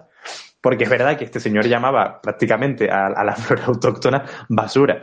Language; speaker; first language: Spanish; native; Spanish